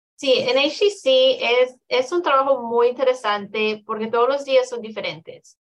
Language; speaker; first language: Spanish; native; Spanish